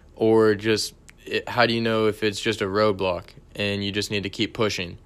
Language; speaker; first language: English; native; English